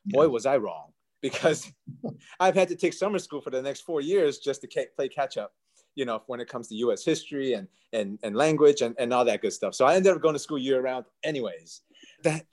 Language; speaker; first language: English; early bilingual, other home language; Chinese